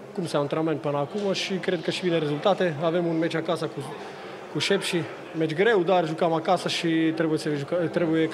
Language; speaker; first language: Romanian; non-native, learner; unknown